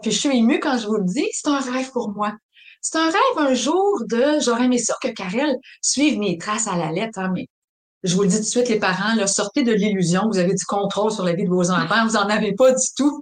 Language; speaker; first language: French; native; French